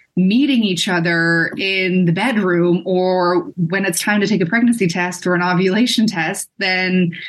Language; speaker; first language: English; non-native, fluent; Dutch